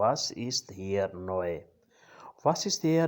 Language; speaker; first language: German; non-native, learner; Urdu